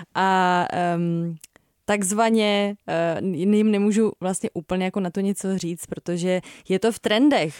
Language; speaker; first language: Czech; native; Czech